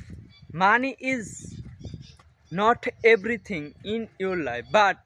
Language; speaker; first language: English; non-native, learner; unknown